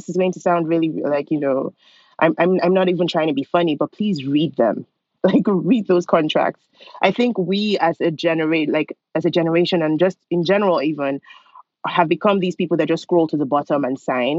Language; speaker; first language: English; non-native, local second language; Yoruba